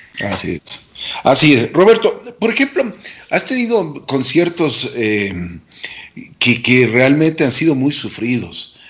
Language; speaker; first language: Spanish; native; Spanish